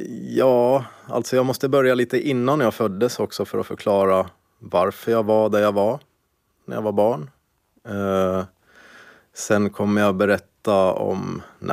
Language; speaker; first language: Swedish; native; Swedish